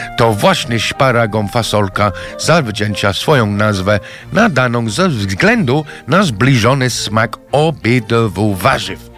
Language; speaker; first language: Polish; non-native, fluent; English